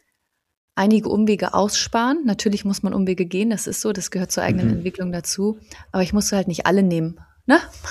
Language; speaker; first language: German; native; German